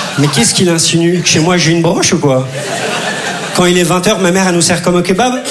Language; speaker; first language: French; early bilingual, other home language; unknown